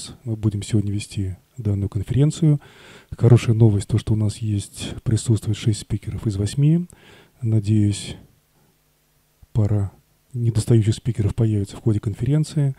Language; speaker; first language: Russian; native; Russian